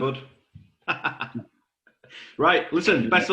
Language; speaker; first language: English; native; English